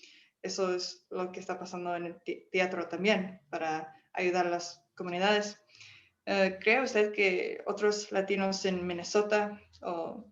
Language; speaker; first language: Spanish; non-native, fluent; English